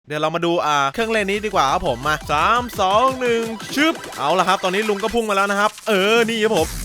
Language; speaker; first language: Thai; native; Thai